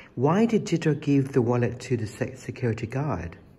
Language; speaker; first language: English; non-native, fluent; Thai